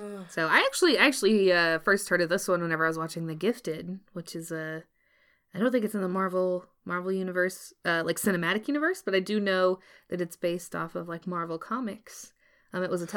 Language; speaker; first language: English; native; English